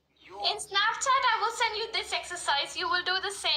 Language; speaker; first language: English; non-native, learner; Hindi